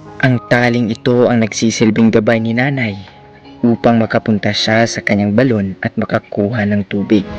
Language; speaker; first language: Filipino; non-native, local second language; Cebuano